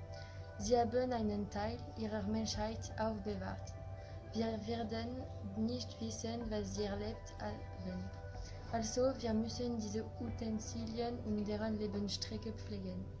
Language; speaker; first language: German; non-native, learner; French